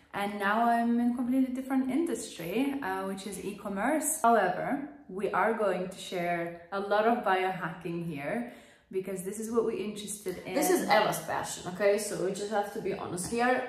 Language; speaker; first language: English; non-native, fluent; Lithuanian